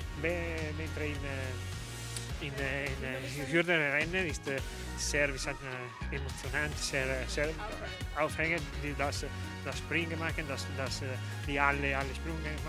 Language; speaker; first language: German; non-native, learner; Italian